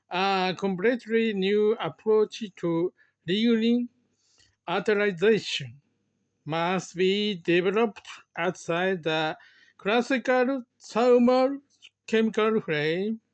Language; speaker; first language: English; non-native, learner; Japanese